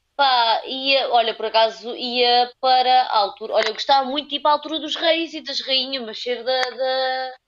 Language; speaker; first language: Portuguese; native; Portuguese